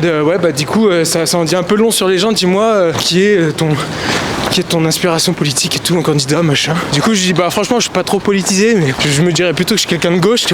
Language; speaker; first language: French; native; French